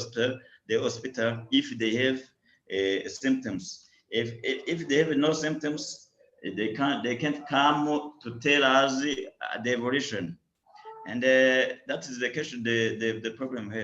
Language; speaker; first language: English; non-native, learner; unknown